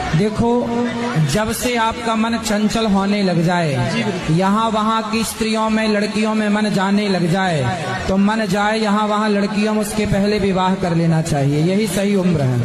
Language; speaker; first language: Hindi; native; Hindi